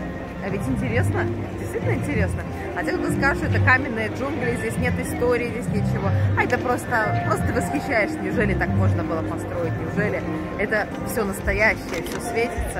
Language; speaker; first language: Russian; native; Russian